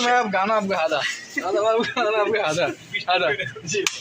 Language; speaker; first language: Arabic; non-native, learner; Bangla